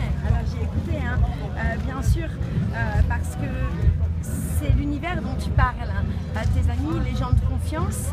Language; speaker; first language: French; native; French